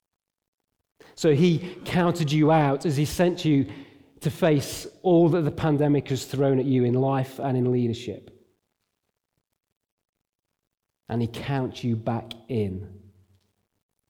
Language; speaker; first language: English; native; English